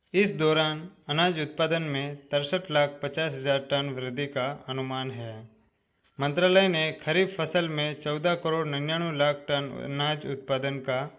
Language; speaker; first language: Hindi; native; Hindi